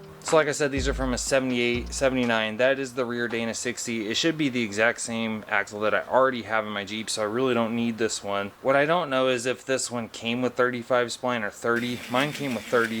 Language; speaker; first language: English; native; English